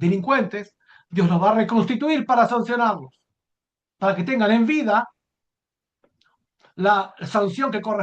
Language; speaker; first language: Spanish; native; Spanish